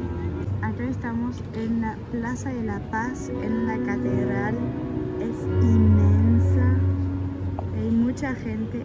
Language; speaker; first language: Spanish; non-native, fluent; French